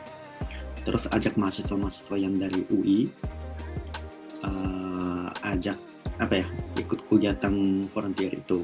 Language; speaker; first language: Indonesian; non-native, fluent; Japanese